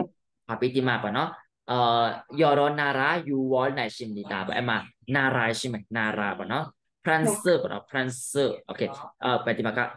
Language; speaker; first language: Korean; non-native, fluent; Burmese